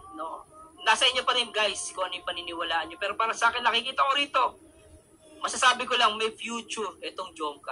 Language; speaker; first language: Filipino; native; Filipino